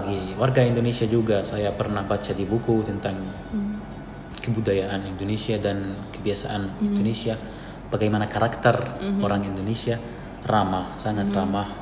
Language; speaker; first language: Indonesian; non-native, fluent; Arabic